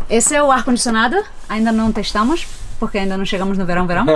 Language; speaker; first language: Portuguese; native; Portuguese